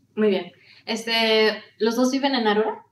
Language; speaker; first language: Spanish; early bilingual, other home language; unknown